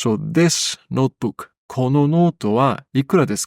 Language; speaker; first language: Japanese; non-native, fluent; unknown